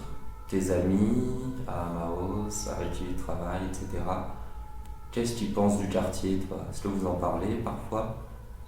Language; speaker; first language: French; native; French